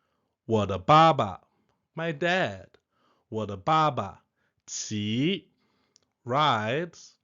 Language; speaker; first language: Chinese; non-native, fluent; English